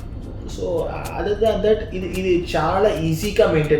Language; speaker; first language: Telugu; non-native, learner; Tamil